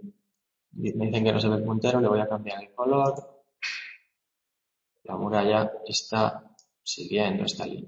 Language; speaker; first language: Spanish; native; Spanish